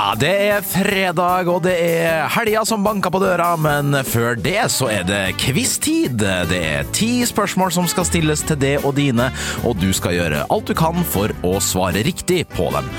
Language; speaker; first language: Norwegian; native; Norwegian